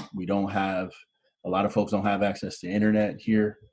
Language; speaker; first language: English; native; English